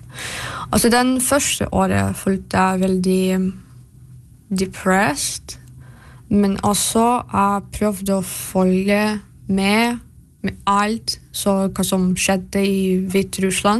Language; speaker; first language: Norwegian; non-native, fluent; Russian